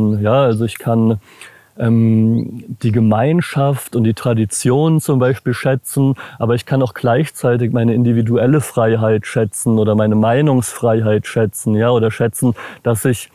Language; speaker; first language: German; native; German